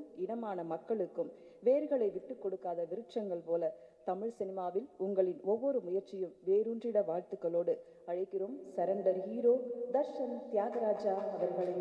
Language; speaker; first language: Tamil; native; Tamil